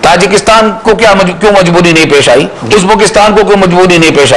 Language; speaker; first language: Urdu; native; Urdu